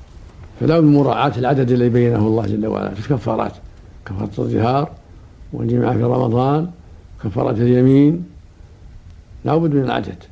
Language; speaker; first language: Arabic; native; Arabic